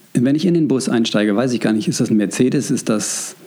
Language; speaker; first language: German; native; German